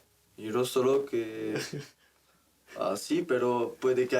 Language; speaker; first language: Spanish; non-native, learner; French